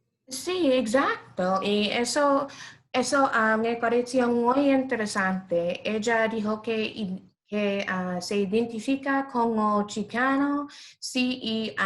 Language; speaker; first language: Spanish; non-native, learner; English